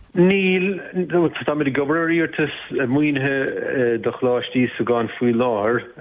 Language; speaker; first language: Irish; native; Irish